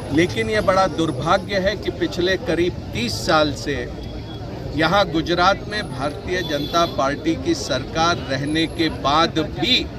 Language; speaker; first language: Hindi; non-native, local second language; Marathi